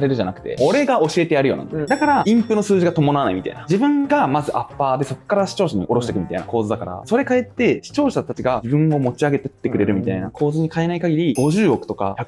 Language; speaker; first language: Japanese; native; Japanese